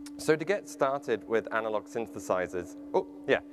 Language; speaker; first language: English; native; English